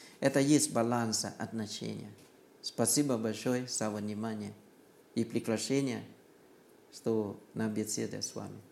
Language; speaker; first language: Russian; non-native, learner; Thai